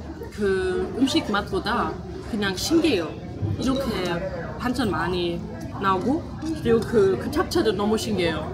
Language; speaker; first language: Korean; non-native, learner; German